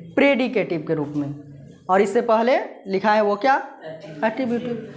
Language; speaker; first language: Hindi; native; Hindi